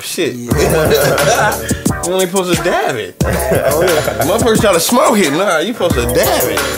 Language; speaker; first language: English; native; English